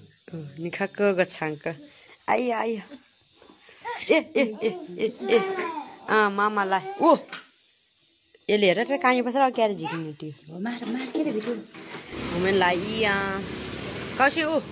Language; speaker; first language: Chinese; non-native, learner; Nepali